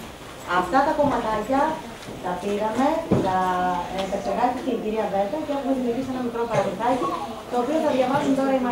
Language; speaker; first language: Greek; native; Greek